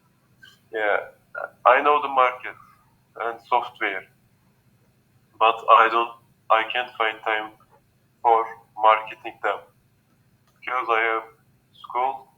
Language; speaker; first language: English; non-native, learner; Turkish